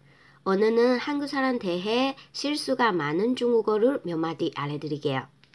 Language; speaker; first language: Korean; non-native, fluent; Chinese